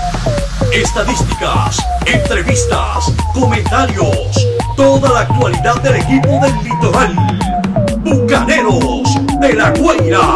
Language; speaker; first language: Spanish; native; Spanish